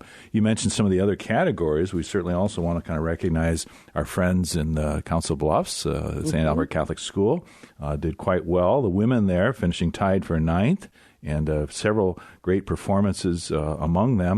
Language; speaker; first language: English; native; English